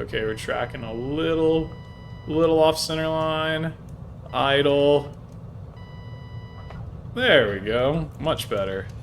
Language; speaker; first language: English; native; English